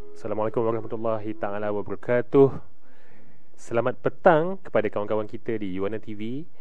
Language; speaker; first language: Malay; native; Malay